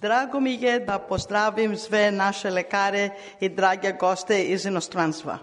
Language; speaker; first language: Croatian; non-native, learner; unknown